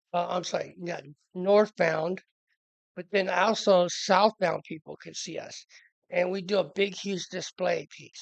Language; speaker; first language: English; native; English